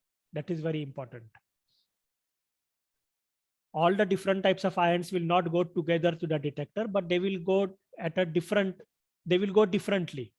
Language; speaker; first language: English; non-native, local second language; Marathi